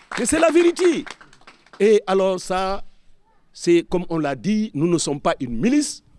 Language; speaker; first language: French; non-native, local second language; Serer